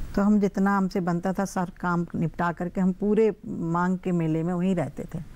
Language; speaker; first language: Hindi; native; Hindi